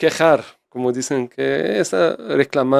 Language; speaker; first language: Portuguese; non-native, fluent; Persian